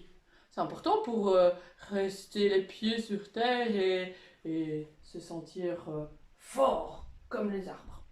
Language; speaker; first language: French; native; French